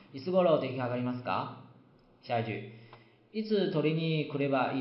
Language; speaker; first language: Japanese; non-native, fluent; Chinese